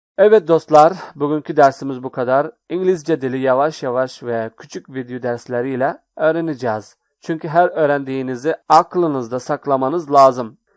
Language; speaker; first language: Turkish; non-native, learner; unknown